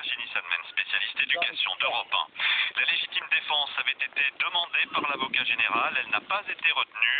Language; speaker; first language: French; native; French